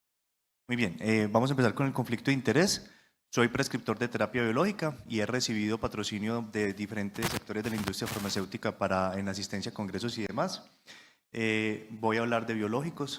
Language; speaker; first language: Spanish; native; Spanish